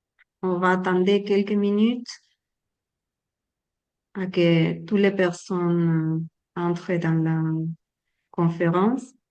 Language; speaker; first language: French; non-native, learner; Spanish